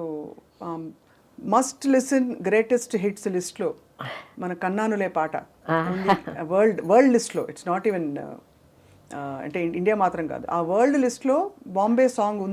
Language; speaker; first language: Telugu; native; Telugu